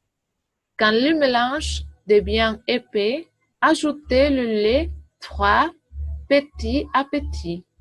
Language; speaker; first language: French; non-native, learner; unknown